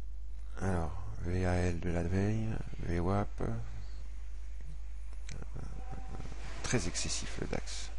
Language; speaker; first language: French; native; French